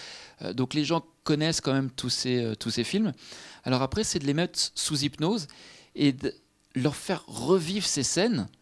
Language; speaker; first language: French; native; French